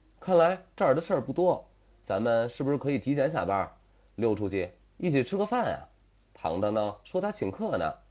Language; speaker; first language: Chinese; native; Chinese